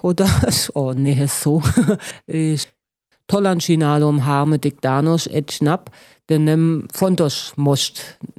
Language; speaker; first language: Hungarian; non-native, learner; German